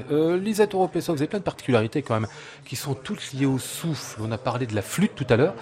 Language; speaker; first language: French; native; French